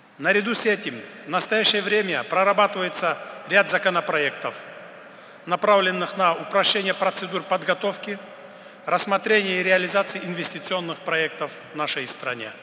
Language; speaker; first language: Russian; non-native, local second language; Kyrgyz